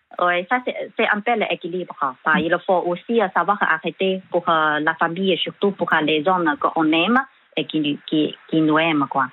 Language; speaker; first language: French; non-native, fluent; Chinese